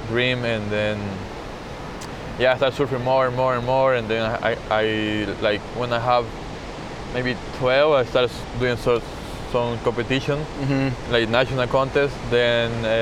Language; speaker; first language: English; non-native, learner; Spanish